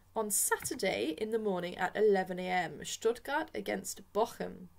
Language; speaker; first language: English; native; English